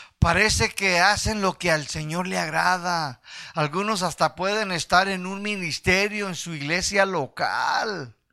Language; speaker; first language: Spanish; early bilingual, heritage; Spanish